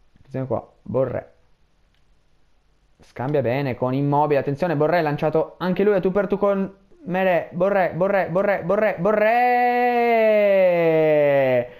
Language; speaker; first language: Italian; native; Italian